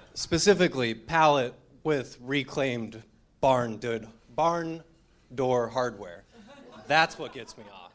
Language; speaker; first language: English; native; English